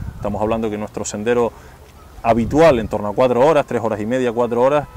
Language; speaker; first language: Spanish; native; Spanish